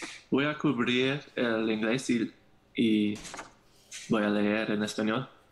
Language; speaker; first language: Spanish; non-native, learner; English